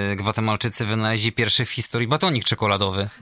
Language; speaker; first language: Polish; native; Polish